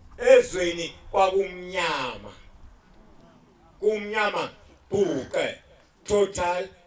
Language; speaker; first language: Zulu; native; Zulu